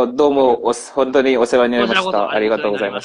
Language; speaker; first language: Japanese; non-native, learner; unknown